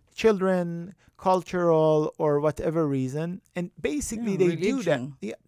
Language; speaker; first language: English; non-native, fluent; Persian